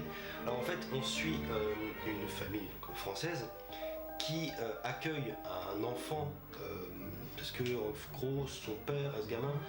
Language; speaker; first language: French; native; French